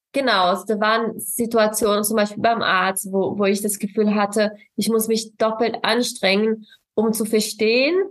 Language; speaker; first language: German; non-native, fluent; Portuguese